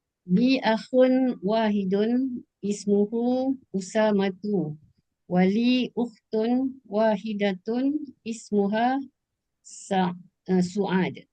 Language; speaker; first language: Arabic; non-native, learner; Malay